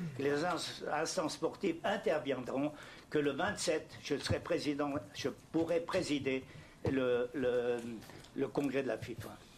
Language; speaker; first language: French; non-native, fluent; German